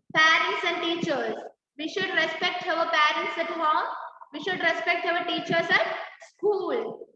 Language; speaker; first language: English; non-native, local second language; Malayalam